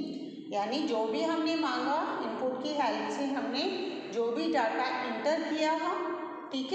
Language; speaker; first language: Hindi; native; Hindi